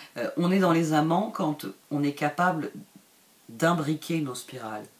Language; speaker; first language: French; native; French